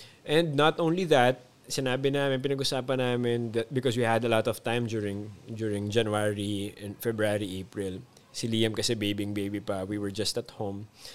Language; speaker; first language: English; non-native, local second language; Filipino